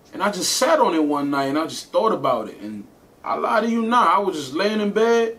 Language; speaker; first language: English; native; English